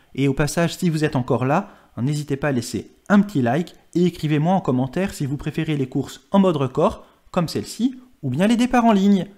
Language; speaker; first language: French; native; French